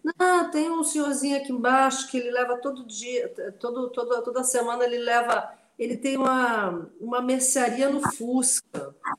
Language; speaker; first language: Portuguese; non-native, local second language; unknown